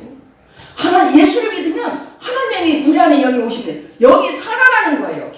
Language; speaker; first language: Korean; native; Korean